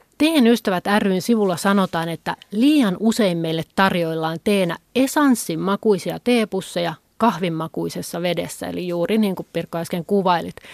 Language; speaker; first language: Finnish; native; Finnish